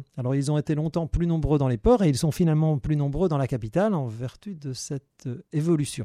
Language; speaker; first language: French; native; French